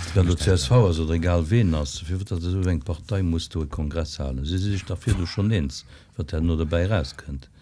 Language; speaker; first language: Luxembourgish; native; Luxembourgish